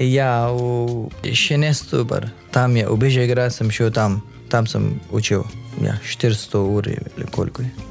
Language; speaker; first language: Slovenian; non-native, learner; Urdu